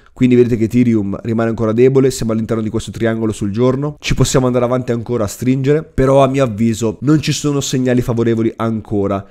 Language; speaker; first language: Italian; native; Italian